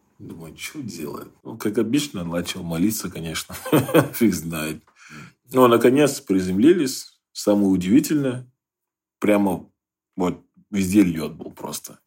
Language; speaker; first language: Russian; non-native, fluent; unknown